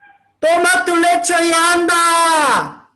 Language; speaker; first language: Spanish; non-native, learner; Korean